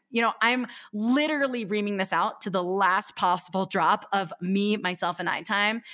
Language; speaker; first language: English; native; English